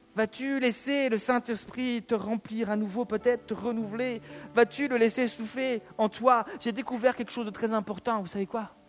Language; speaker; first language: French; native; French